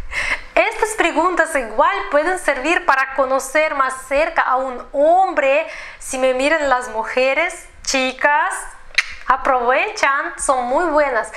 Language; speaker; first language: Spanish; non-native, fluent; Russian